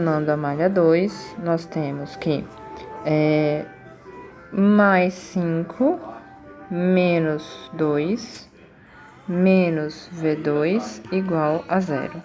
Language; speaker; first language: Portuguese; native; Portuguese